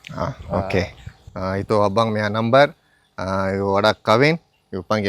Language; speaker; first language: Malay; non-native, learner; Tamil